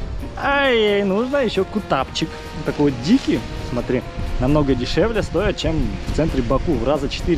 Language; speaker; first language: Russian; native; Russian